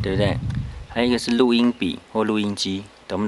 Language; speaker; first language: Chinese; native; Chinese